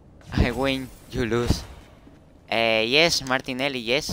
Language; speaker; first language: English; non-native, learner; Spanish